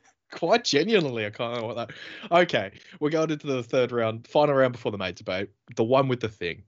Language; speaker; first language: English; native; English